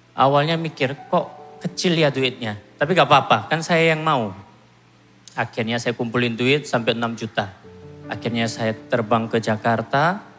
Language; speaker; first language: Indonesian; non-native, fluent; Korean